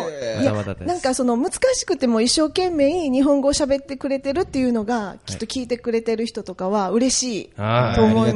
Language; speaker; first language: Japanese; native; Japanese